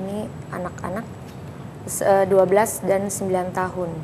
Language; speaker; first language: Indonesian; native; Indonesian